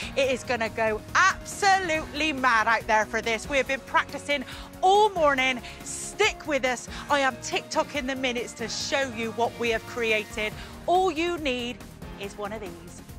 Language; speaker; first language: English; native; English